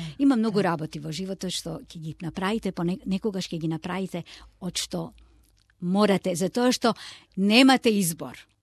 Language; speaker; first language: Macedonian; non-native, local second language; Turkish